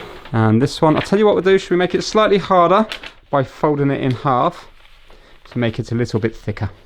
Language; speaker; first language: English; native; English